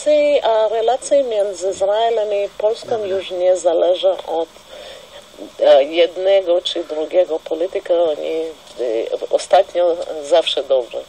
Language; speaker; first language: Polish; non-native, fluent; Russian